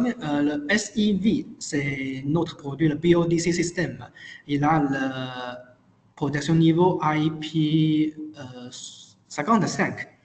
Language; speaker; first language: French; non-native, learner; Chinese